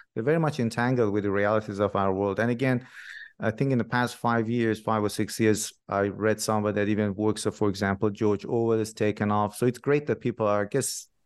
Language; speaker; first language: English; non-native, fluent; Persian